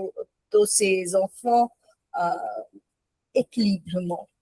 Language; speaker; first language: French; non-native, learner; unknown